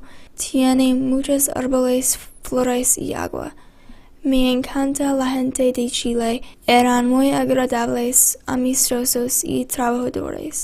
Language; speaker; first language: Spanish; non-native, learner; English